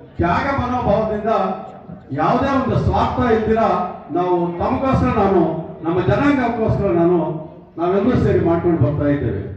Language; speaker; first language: Kannada; native; Kannada